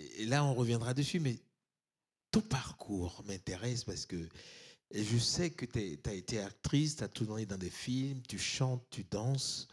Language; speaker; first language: French; native; French